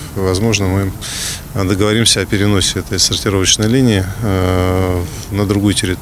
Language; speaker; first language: Russian; native; Russian